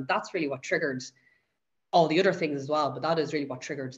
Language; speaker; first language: English; native; English